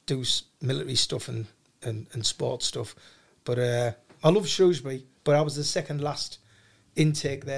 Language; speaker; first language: English; native; English